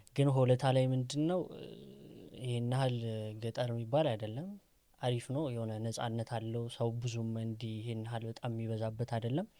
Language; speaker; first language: Amharic; native; Amharic